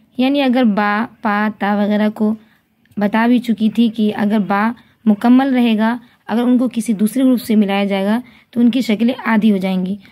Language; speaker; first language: Hindi; native; Hindi